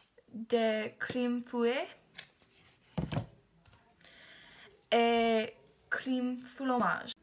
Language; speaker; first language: French; non-native, learner; English